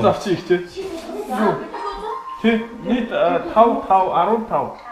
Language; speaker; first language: German; non-native, learner; Mongolian